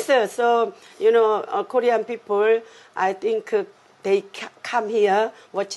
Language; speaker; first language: English; non-native, learner; Korean